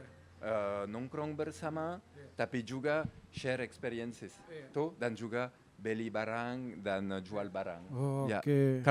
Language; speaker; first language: Indonesian; non-native, fluent; French